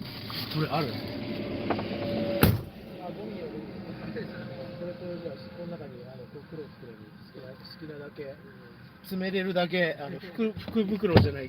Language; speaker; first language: Japanese; native; Japanese